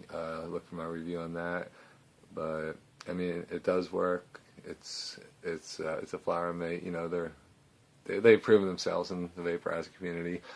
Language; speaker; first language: English; native; English